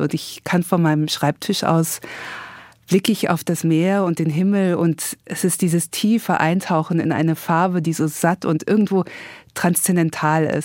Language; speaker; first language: German; native; German